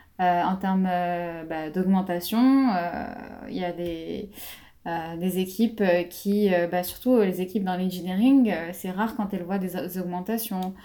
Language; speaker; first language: French; non-native, local second language; Arabic